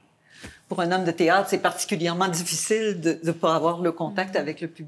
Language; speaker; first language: French; native; French